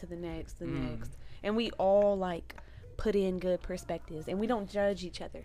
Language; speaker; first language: English; native; English